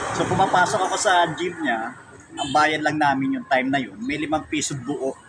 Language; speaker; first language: Filipino; native; Filipino